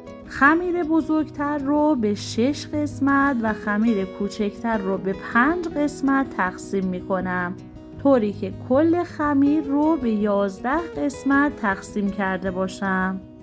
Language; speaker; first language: Persian; native; Persian